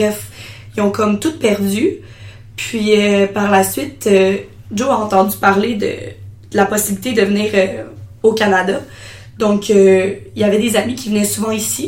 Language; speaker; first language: French; native; French